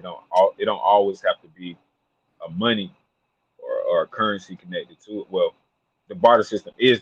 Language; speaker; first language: English; native; English